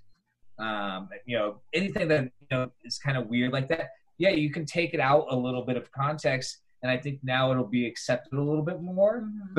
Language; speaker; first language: English; native; English